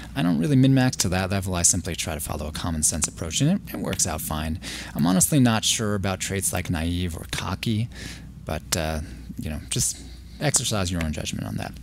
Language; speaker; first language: English; native; English